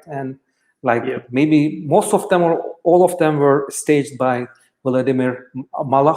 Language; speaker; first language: English; non-native, fluent; Turkish